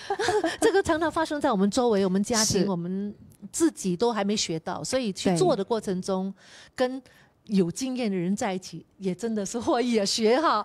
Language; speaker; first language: Chinese; native; Chinese